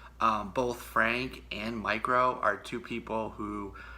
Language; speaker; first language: English; native; English